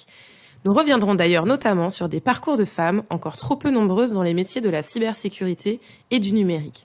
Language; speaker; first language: French; native; French